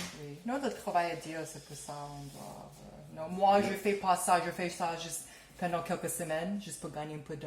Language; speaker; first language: French; non-native, learner; English